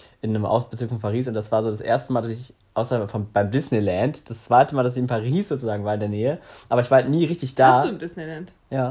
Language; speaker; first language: German; native; German